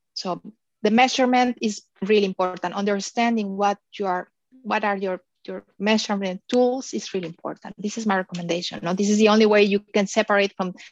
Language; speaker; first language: English; non-native, fluent; Spanish